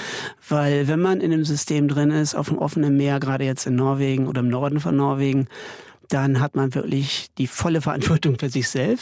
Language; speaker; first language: German; native; German